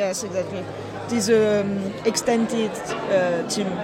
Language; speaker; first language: English; non-native, fluent; French